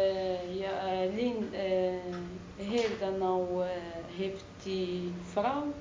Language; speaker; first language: Dutch; non-native, learner; Arabic